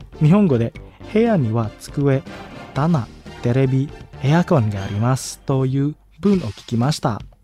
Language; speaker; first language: Japanese; non-native, fluent; Indonesian